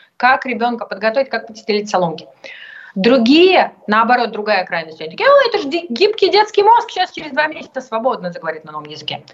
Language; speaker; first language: Russian; native; Russian